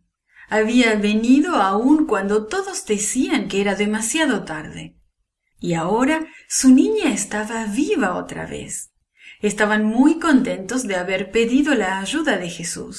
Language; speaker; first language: Spanish; native; Spanish